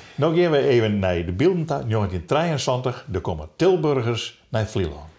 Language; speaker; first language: Dutch; native; Dutch